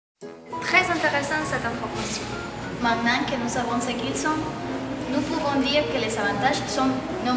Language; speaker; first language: French; non-native, learner; Spanish